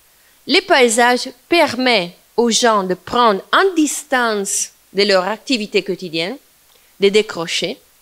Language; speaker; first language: French; non-native, fluent; Italian